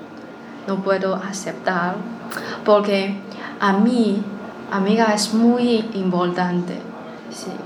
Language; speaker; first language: Spanish; non-native, learner; Chinese